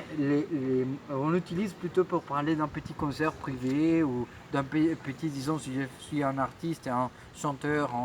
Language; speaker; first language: French; non-native, fluent; Spanish